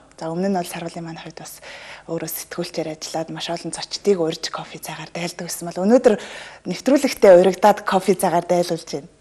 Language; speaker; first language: Mongolian; native; Mongolian